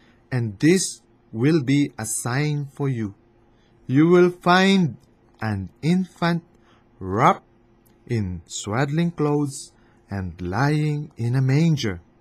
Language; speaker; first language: English; non-native, fluent; Chinese